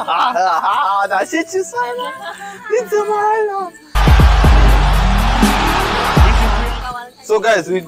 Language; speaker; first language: Chinese; non-native, learner; Rundi